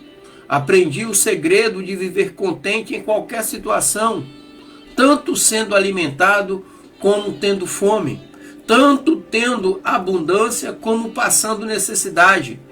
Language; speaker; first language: Portuguese; native; Portuguese